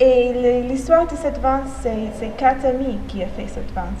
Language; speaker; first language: French; non-native, fluent; English